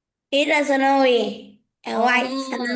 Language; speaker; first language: English; non-native, learner; Vietnamese